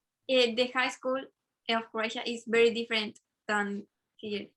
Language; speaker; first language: English; non-native, learner; Spanish